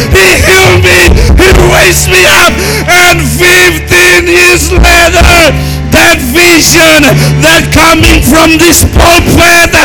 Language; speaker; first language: English; non-native, fluent; Indonesian